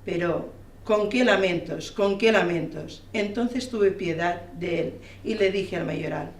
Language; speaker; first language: Spanish; non-native, local second language; Catalan